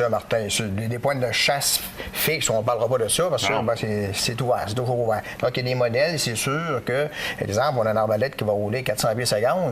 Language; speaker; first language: French; native; French